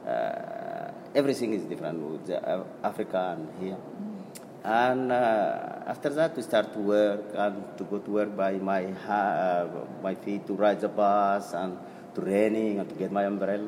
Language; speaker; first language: English; non-native, learner; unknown